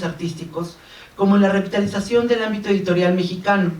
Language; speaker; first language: Spanish; native; Spanish